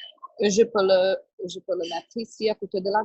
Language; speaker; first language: French; non-native, learner; Portuguese